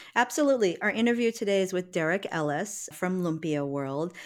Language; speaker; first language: English; native; English